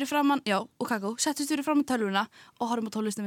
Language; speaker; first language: Icelandic; native; Icelandic